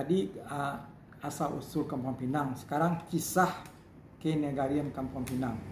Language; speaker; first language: Indonesian; non-native, local second language; Minangkabau